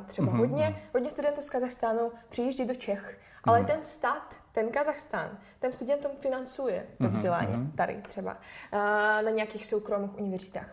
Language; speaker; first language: Czech; non-native, fluent; Russian